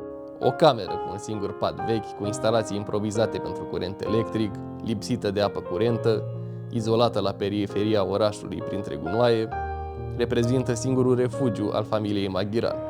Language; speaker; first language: Romanian; native; Romanian